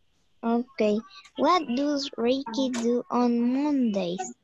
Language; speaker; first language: English; non-native, learner; Spanish